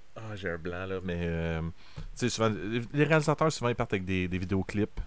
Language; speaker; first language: French; native; French